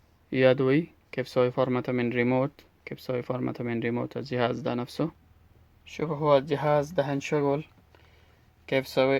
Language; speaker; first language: Arabic; non-native, learner; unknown